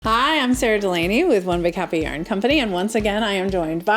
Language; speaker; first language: English; native; English